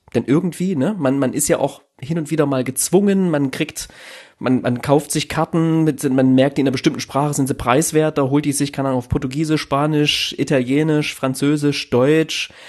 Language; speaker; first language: German; native; German